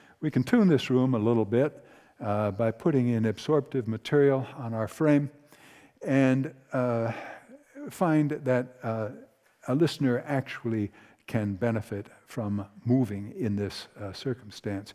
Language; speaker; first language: English; native; English